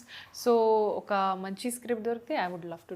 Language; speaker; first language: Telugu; non-native, fluent; Hindi